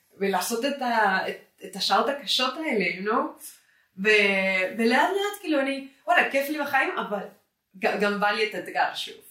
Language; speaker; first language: Hebrew; non-native, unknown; Spanish